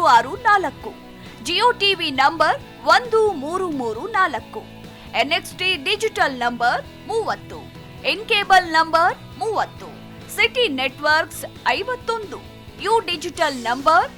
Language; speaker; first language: Kannada; native; Kannada